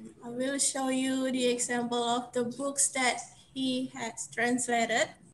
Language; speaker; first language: English; non-native, fluent; Indonesian